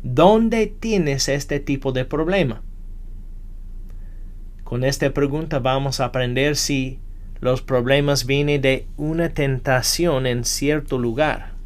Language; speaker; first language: Spanish; non-native, fluent; English